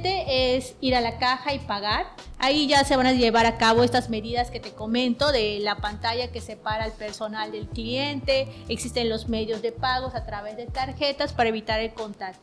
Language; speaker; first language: Spanish; native; Spanish